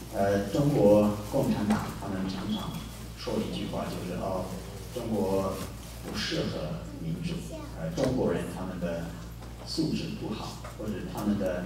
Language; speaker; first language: Chinese; non-native, fluent; English